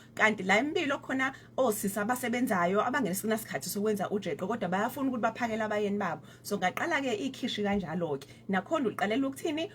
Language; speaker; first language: Zulu; native; Zulu